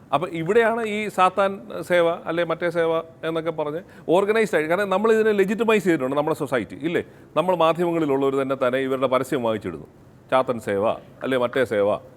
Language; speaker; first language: Malayalam; native; Malayalam